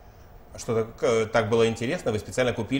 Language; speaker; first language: Russian; native; Russian